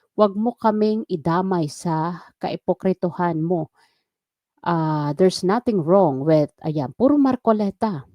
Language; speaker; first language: Filipino; non-native, local second language; Waray